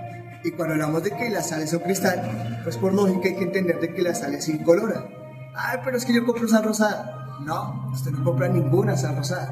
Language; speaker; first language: Spanish; native; Spanish